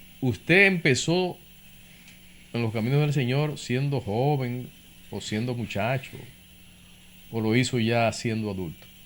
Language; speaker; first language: Spanish; native; Spanish